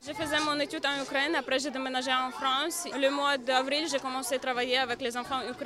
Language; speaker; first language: French; non-native, learner; Ukrainian